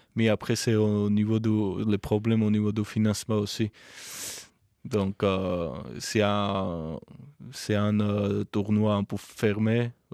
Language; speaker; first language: French; non-native, learner; Georgian